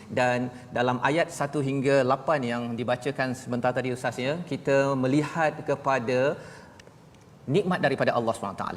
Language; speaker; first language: Malay; native; Malay